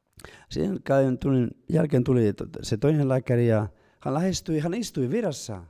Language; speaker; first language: Finnish; non-native, fluent; Spanish